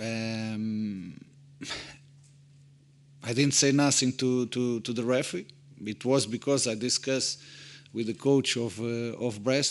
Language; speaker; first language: English; non-native, fluent; Portuguese